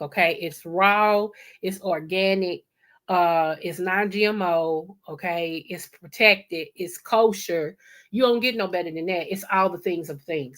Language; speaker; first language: English; native; English